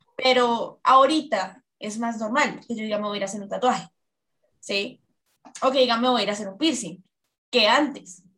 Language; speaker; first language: Spanish; native; Spanish